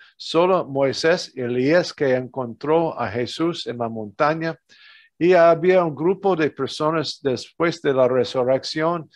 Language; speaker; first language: Spanish; non-native, fluent; English